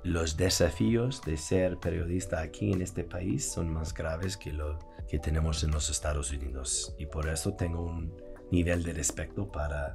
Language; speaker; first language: Spanish; non-native, fluent; English